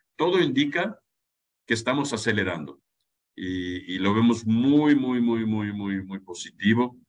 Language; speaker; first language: Spanish; non-native, fluent; German